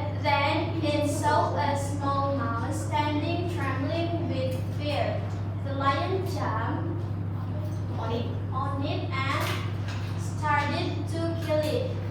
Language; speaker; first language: English; non-native, learner; Indonesian